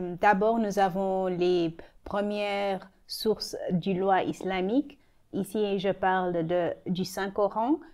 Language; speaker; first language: French; non-native, fluent; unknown